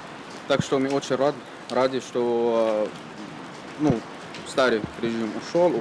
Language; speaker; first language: Russian; non-native, fluent; Arabic